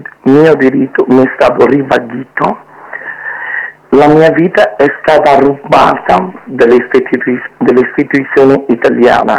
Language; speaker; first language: Italian; non-native, fluent; Portuguese